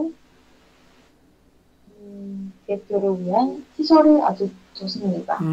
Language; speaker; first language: Korean; non-native, learner; Indonesian